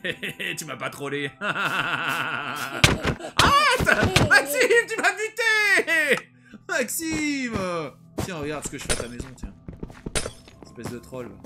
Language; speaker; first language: French; native; French